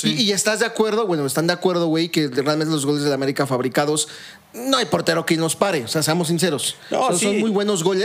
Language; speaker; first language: Spanish; native; Spanish